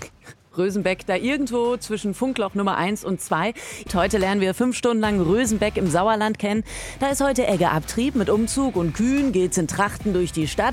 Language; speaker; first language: German; native; German